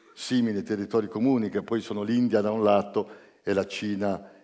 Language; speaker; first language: Italian; native; Italian